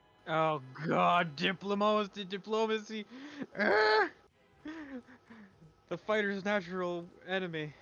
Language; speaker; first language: English; native; English